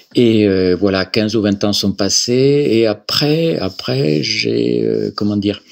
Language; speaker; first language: French; non-native, fluent; Spanish